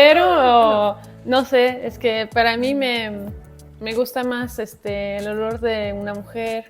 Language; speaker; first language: Spanish; non-native, fluent; French